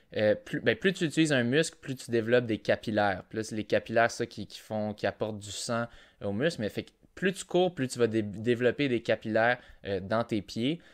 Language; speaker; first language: French; native; French